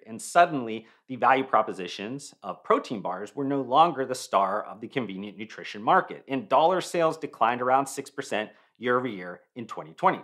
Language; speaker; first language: English; native; English